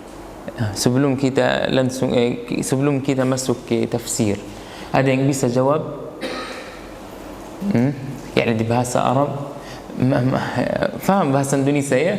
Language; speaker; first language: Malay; non-native, fluent; Arabic